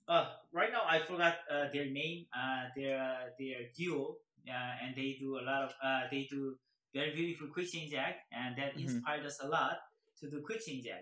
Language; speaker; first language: English; non-native, learner; Korean